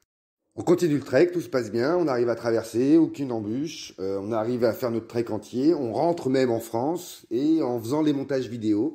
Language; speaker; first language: French; native; French